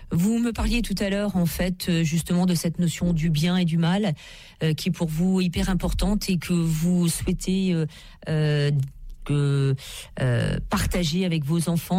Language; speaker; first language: French; native; French